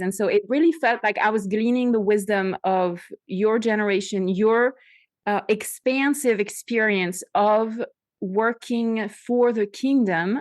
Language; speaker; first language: English; non-native, fluent; French